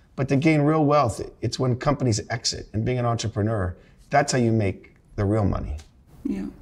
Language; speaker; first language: English; native; English